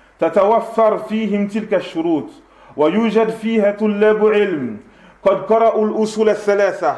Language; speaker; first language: Arabic; non-native, fluent; French